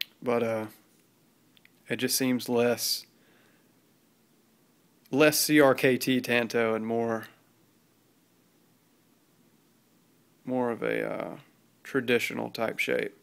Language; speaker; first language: English; native; English